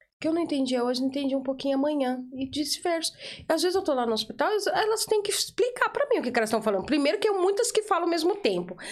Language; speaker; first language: Portuguese; native; Portuguese